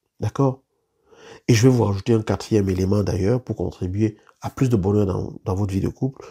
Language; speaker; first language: French; native; French